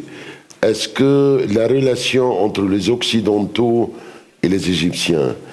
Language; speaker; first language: French; non-native, fluent; Arabic